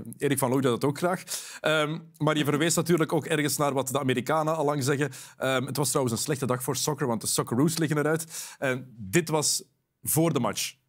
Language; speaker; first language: Dutch; native; Dutch